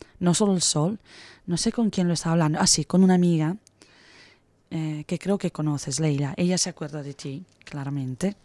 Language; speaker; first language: Spanish; non-native, fluent; Italian